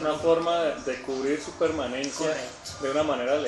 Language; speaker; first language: Spanish; native; Spanish